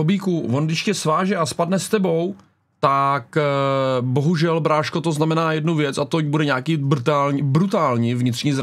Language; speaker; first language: Czech; native; Czech